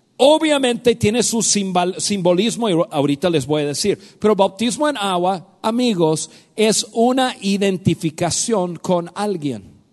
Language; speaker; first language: Spanish; non-native, fluent; English